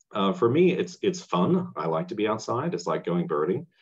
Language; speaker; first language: English; native; English